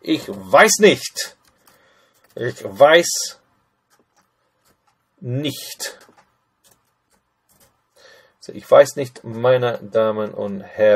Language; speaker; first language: German; non-native, fluent; English